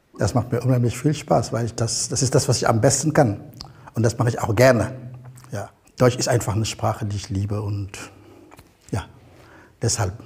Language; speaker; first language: German; non-native, fluent; Wolof